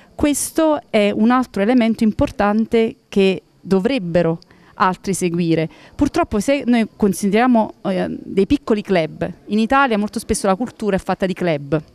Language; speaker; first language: Italian; native; Italian